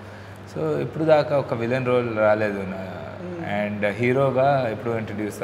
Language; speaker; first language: Telugu; non-native, learner; Hindi